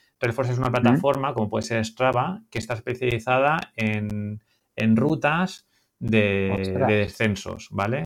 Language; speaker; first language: Spanish; native; Spanish